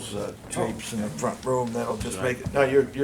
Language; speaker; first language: English; native; English